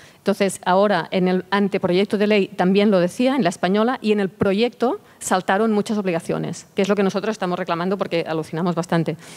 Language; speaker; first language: Spanish; non-native, local second language; Catalan